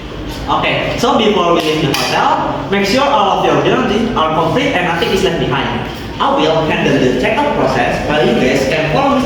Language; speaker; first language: English; non-native, learner; Indonesian